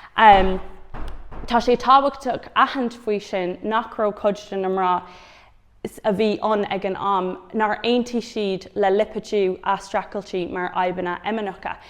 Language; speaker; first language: Irish; non-native, local second language; English